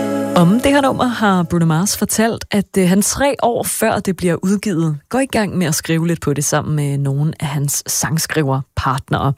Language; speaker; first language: Danish; native; Danish